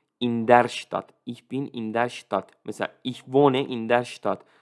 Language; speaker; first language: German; non-native, fluent; Turkish